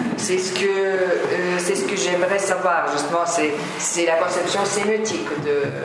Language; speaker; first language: French; non-native, fluent; Lithuanian